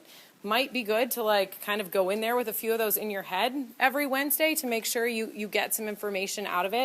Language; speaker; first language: English; native; English